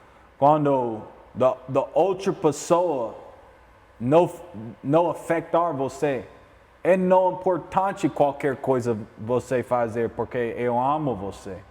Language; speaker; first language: Portuguese; non-native, learner; English